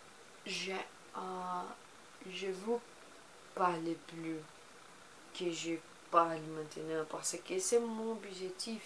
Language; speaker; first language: French; non-native, learner; Portuguese